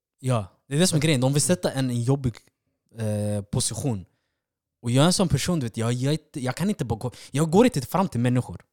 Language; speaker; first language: Swedish; early bilingual, other home language; Somali